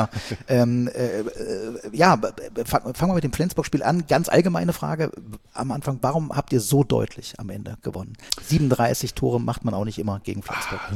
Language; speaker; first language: German; native; German